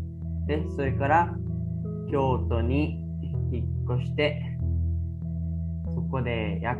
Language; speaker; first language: Japanese; early bilingual, other home language; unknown